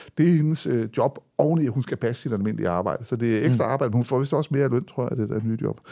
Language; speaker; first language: Danish; native; Danish